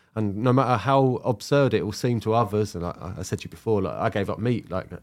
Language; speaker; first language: English; native; English